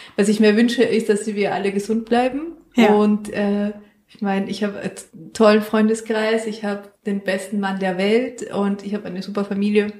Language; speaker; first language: German; non-native, fluent; Spanish